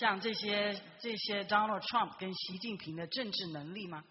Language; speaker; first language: Chinese; native; Chinese